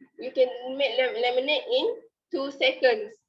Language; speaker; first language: English; non-native, local second language; Malay